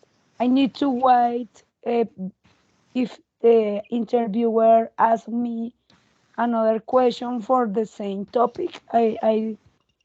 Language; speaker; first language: English; non-native, learner; Spanish